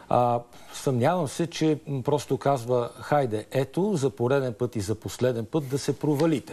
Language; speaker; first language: Bulgarian; native; Bulgarian